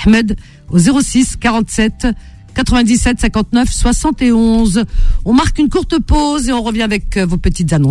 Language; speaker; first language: French; native; French